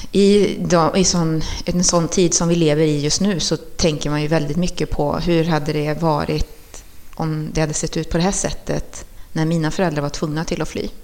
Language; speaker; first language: Swedish; early bilingual, other home language; Spanish